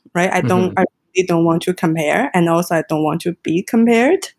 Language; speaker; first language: English; non-native, fluent; Chinese